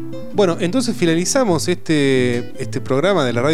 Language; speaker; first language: Spanish; native; Spanish